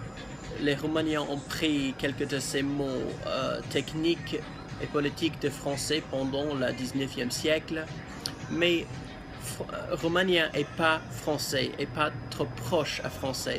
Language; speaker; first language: French; non-native, learner; English